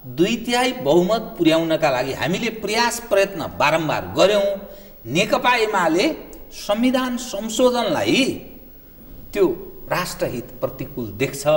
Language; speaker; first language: Nepali; native; Nepali